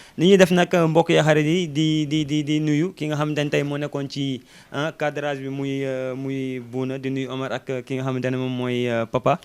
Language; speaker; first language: Wolof; native; Wolof